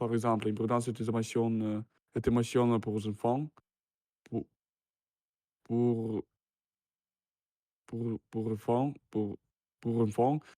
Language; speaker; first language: French; non-native, learner; Russian